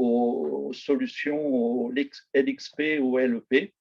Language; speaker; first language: French; native; French